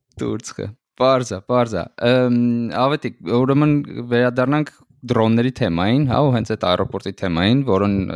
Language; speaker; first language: Armenian; native; Armenian